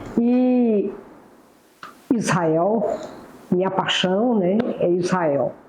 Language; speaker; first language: Portuguese; native; Portuguese